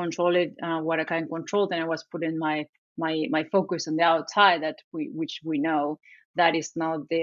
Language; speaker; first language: English; non-native, fluent; Spanish